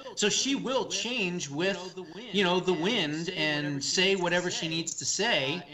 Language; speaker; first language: English; native; English